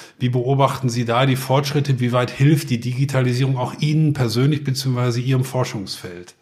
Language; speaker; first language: German; native; German